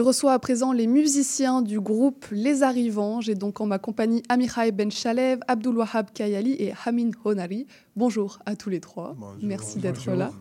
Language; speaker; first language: French; native; French